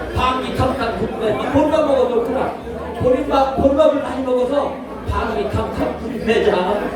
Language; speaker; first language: Korean; native; Korean